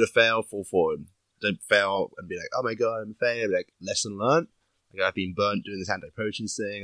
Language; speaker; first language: English; native; English